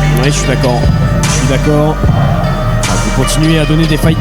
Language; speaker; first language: French; native; French